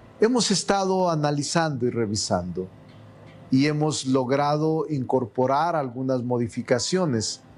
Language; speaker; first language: Spanish; native; Spanish